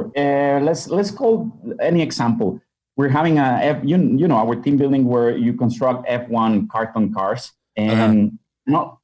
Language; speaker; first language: English; non-native, fluent; Spanish